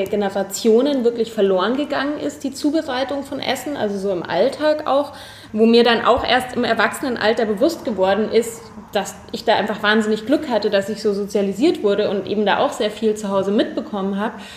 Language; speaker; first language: German; native; German